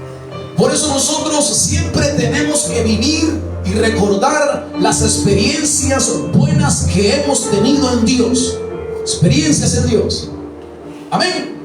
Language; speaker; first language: Spanish; native; Spanish